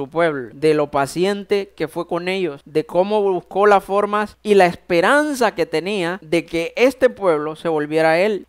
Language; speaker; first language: Spanish; native; Spanish